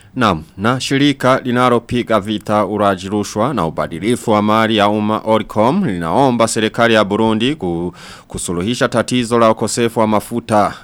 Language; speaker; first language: Swahili; non-native, local second language; Rundi